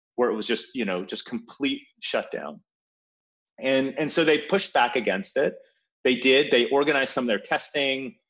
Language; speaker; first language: English; early bilingual, other home language; Polish